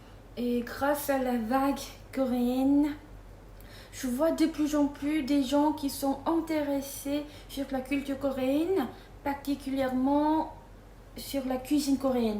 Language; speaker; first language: French; non-native, fluent; Korean